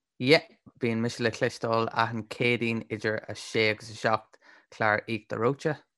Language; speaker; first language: Irish; non-native, local second language; English